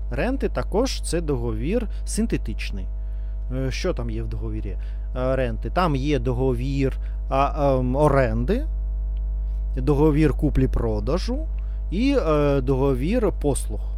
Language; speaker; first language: Ukrainian; non-native, learner; Russian